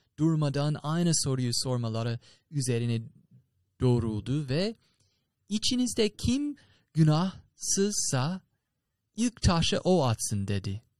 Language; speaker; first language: Turkish; non-native, fluent; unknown